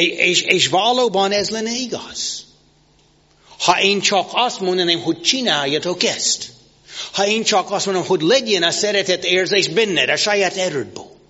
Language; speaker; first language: Hungarian; non-native, fluent; English